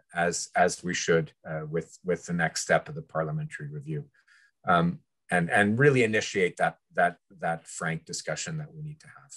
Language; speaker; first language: English; early bilingual, other home language; French